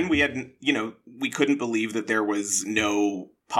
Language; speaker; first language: English; native; English